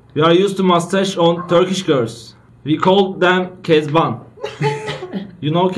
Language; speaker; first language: English; non-native, learner; Turkish